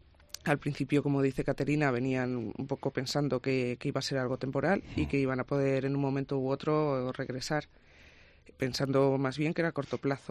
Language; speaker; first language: Spanish; native; Spanish